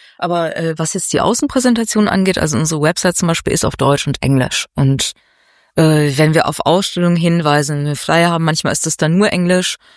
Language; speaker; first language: German; native; German